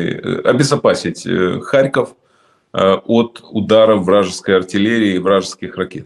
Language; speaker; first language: Russian; native; Russian